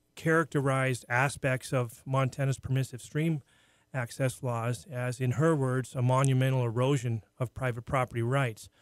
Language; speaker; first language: English; native; English